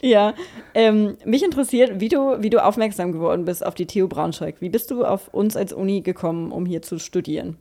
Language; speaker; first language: German; native; German